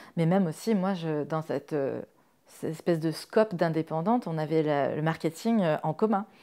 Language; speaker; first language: French; native; French